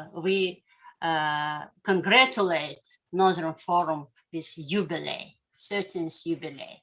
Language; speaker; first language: English; non-native, learner; Russian